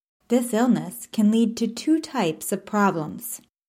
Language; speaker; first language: English; native; English